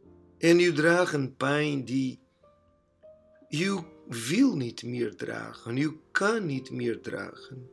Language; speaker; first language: Dutch; non-native, learner; Portuguese